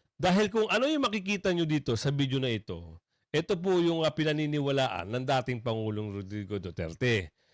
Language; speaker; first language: Filipino; native; Filipino